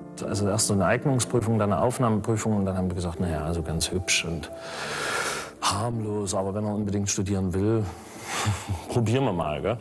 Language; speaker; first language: German; native; German